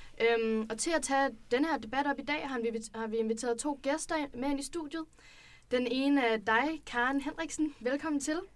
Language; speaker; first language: Danish; native; Danish